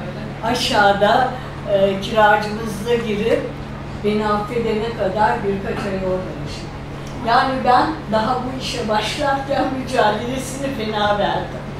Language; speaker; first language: Turkish; non-native, fluent; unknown